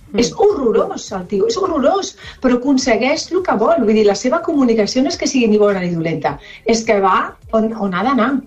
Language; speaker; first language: Catalan; non-native, local second language; Spanish